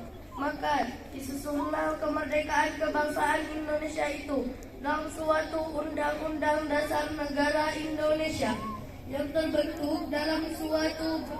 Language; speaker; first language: Indonesian; native; Indonesian